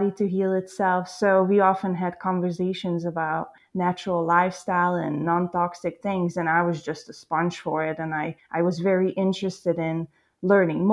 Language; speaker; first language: English; non-native, fluent; Hungarian